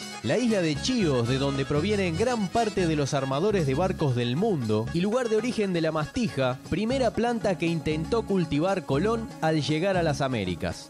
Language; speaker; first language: Spanish; native; Spanish